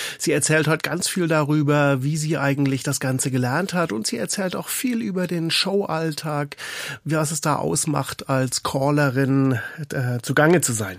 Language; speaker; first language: German; native; German